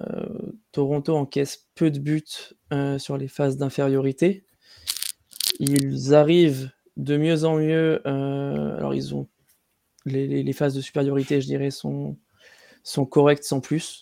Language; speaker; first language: French; native; French